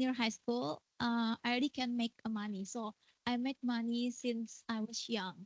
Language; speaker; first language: English; non-native, learner; Indonesian